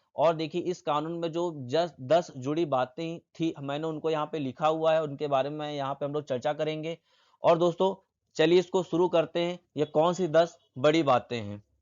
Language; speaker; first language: Hindi; native; Hindi